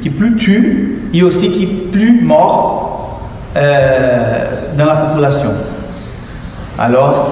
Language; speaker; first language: French; non-native, fluent; Portuguese